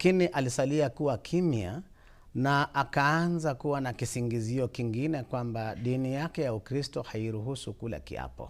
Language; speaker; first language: Swahili; native; Swahili